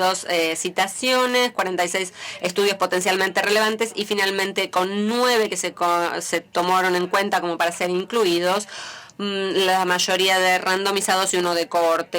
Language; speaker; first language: Spanish; native; Spanish